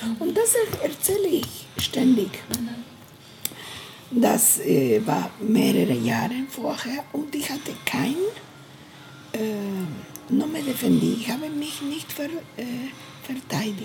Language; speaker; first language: German; non-native, learner; Spanish